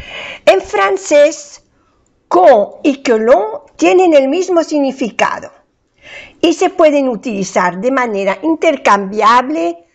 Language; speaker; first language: Spanish; non-native, fluent; French